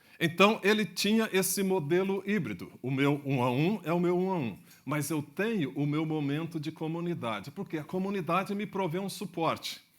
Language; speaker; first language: Portuguese; native; Portuguese